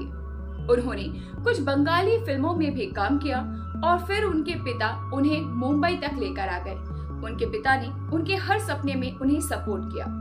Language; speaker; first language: Hindi; native; Hindi